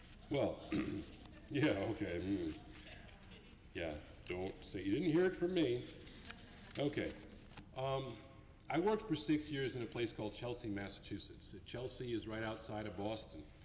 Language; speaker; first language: English; native; English